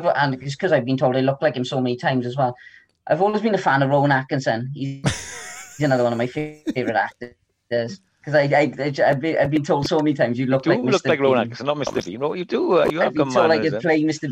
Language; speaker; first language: English; native; English